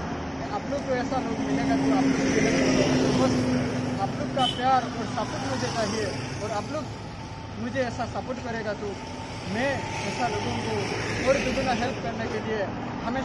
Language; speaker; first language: Hindi; non-native, local second language; Bangla